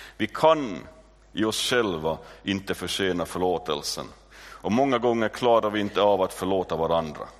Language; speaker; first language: Swedish; native; Swedish